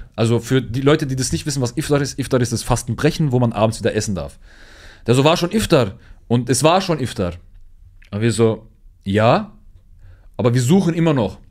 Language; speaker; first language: German; early bilingual, other home language; Turkish